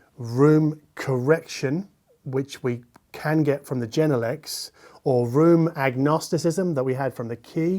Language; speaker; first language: English; native; English